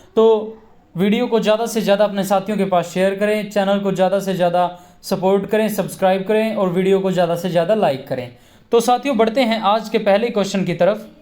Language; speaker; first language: Hindi; native; Hindi